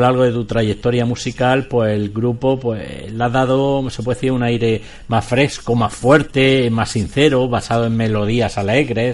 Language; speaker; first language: Spanish; native; Spanish